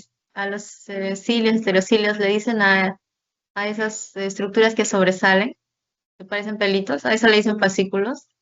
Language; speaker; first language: Spanish; native; Spanish